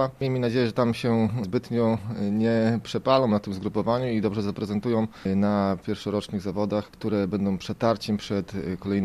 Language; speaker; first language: Polish; native; Polish